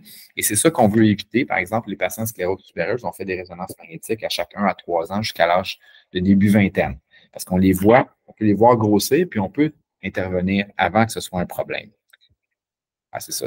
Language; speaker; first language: French; native; French